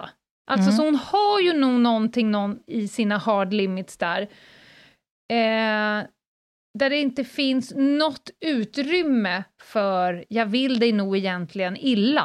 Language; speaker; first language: Swedish; native; Swedish